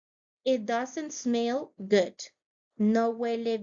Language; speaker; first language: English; non-native, fluent; Spanish